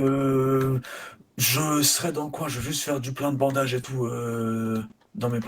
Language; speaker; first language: French; native; French